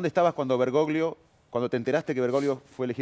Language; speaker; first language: Spanish; native; Spanish